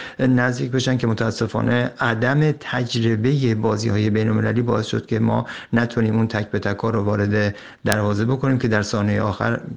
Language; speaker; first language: Persian; native; Persian